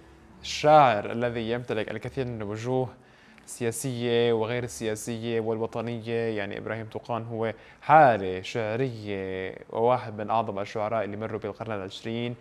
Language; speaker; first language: Arabic; native; Arabic